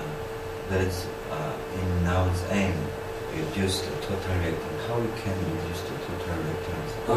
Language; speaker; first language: English; non-native, learner; Korean